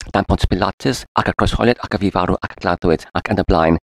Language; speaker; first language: Welsh; non-native, learner; English